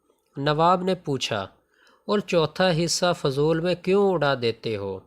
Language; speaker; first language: Urdu; native; Urdu